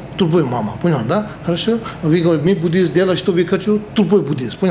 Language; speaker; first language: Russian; non-native, learner; Tibetan